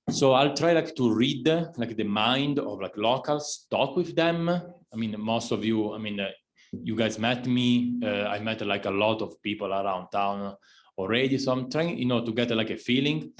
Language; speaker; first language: English; non-native, fluent; Italian